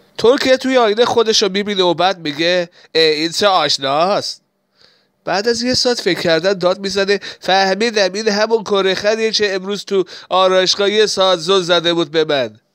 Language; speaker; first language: Persian; non-native, local second language; Assyrian Neo-Aramaic